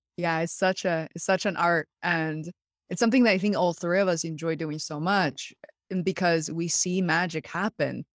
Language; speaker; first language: English; non-native, fluent; Chinese